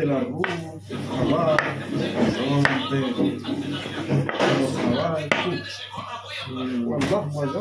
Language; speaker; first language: French; non-native, learner; Arabic